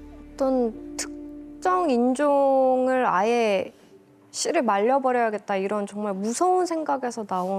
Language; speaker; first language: Korean; native; Korean